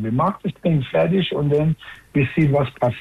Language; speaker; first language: German; non-native, learner; English